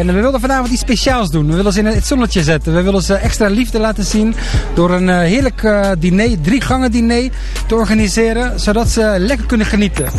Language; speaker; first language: Dutch; native; Dutch